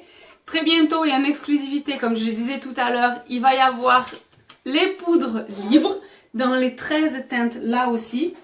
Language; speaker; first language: French; native; French